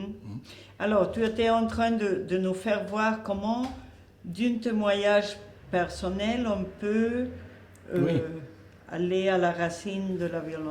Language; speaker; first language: French; non-native, fluent; Spanish